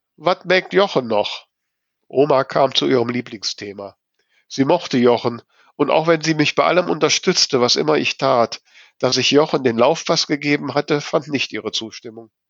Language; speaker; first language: German; native; German